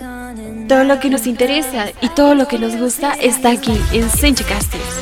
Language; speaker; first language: Spanish; native; Spanish